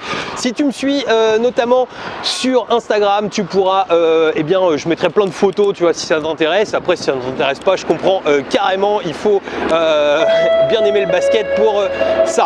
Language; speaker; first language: French; native; French